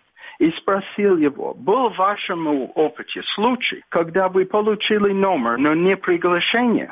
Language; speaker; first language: Russian; non-native, fluent; English